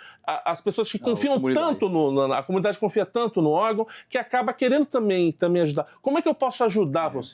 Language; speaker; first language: Portuguese; native; Portuguese